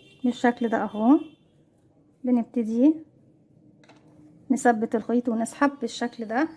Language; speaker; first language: Arabic; native; Arabic